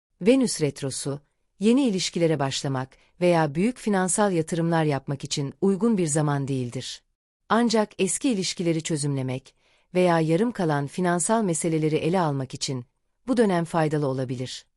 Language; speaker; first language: Turkish; native; Turkish